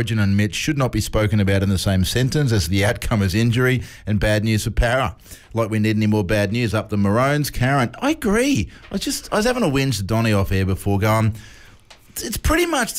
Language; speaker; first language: English; native; English